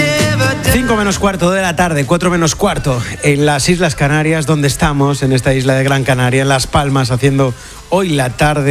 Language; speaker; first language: Spanish; native; Spanish